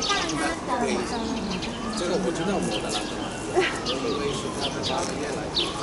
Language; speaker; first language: Chinese; non-native, fluent; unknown